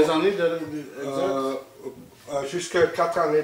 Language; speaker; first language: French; non-native, local second language; Dutch